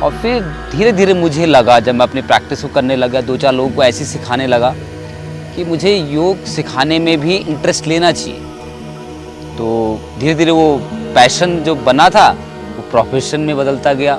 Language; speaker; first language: Hindi; native; Hindi